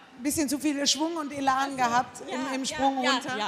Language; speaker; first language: German; native; German